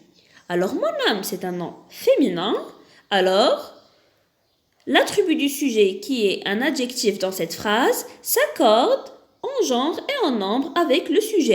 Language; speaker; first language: French; non-native, local second language; Arabic